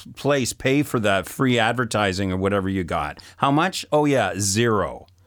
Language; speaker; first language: English; native; English